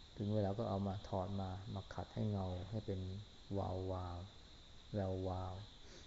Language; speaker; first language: Thai; native; Thai